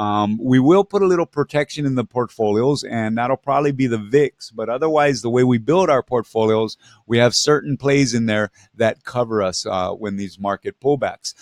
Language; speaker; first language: English; native; English